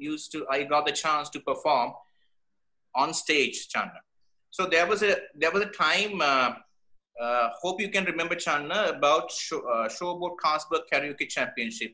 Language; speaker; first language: English; non-native, local second language; Sinhala